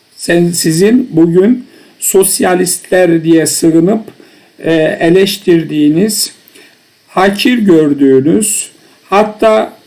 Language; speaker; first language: Turkish; early bilingual, heritage; Turkish